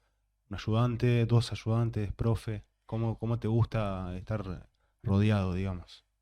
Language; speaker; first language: Spanish; native; Spanish